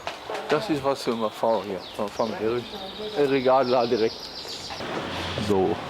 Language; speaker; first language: German; native; German